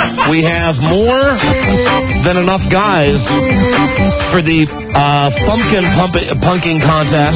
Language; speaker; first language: English; native; English